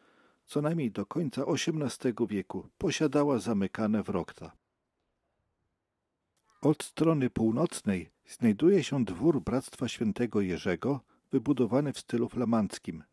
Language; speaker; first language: Polish; native; Polish